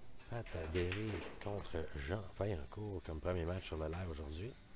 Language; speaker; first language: French; native; French